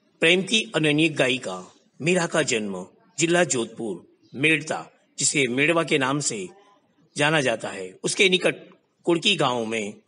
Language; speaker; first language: Hindi; non-native, local second language; Gujarati